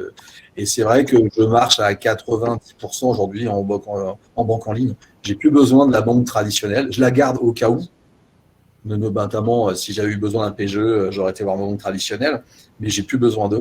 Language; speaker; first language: French; native; French